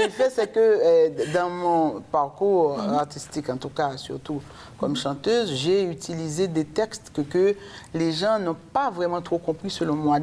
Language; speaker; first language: French; native; French